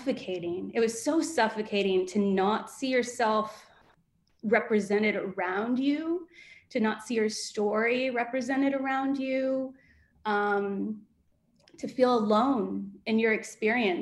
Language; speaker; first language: English; native; English